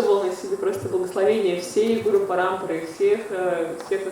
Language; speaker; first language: Russian; native; Russian